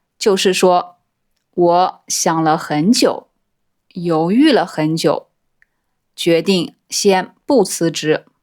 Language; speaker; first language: Chinese; native; Chinese